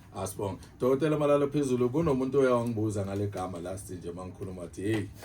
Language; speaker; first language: Zulu; native; Zulu